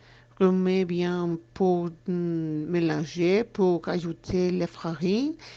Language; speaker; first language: French; non-native, learner; Spanish